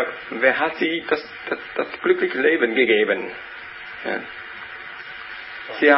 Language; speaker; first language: German; non-native, learner; Vietnamese